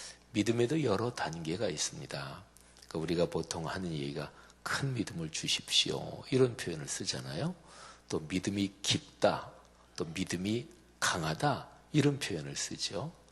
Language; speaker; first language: Korean; native; Korean